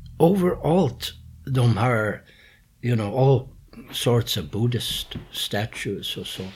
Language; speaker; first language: Swedish; non-native, fluent; English